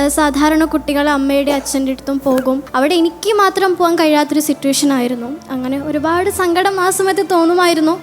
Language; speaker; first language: Malayalam; non-native, local second language; Bangla